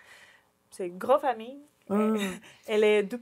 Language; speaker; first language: French; non-native, learner; Ukrainian